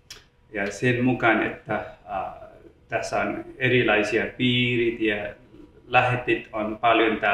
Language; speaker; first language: Finnish; non-native, learner; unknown